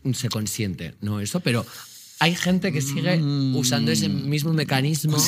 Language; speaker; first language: Spanish; native; Spanish